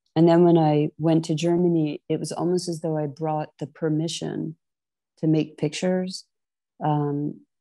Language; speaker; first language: English; native; English